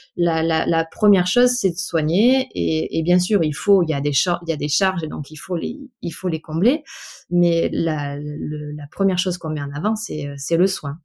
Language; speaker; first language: French; native; French